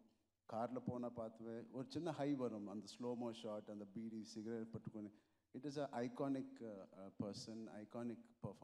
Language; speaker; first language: Tamil; non-native, local second language; Telugu